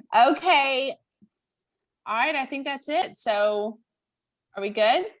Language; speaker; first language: English; native; English